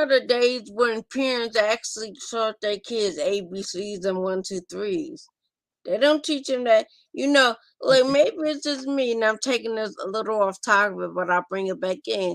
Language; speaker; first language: English; native; English